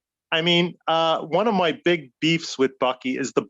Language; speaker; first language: English; native; English